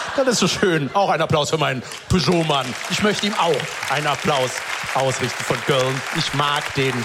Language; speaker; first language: German; native; German